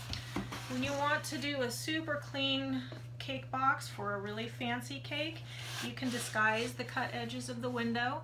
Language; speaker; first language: English; native; English